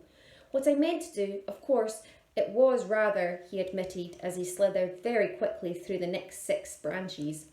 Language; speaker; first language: English; native; English